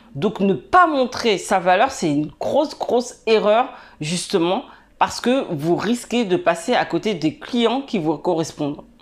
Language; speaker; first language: French; native; French